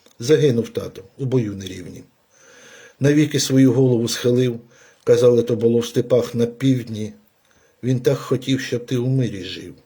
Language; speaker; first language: Ukrainian; native; Ukrainian